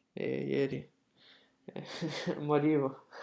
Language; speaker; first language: Italian; early bilingual, heritage; English